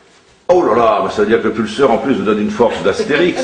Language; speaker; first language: French; native; French